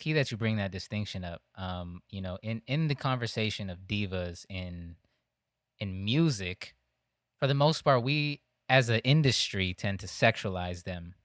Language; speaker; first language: English; native; English